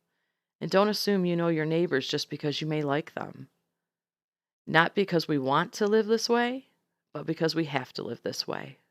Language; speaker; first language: English; native; English